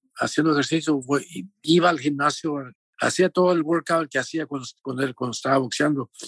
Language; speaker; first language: Spanish; native; Spanish